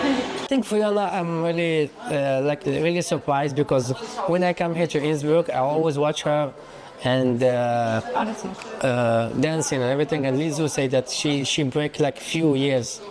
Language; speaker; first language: English; non-native, fluent; French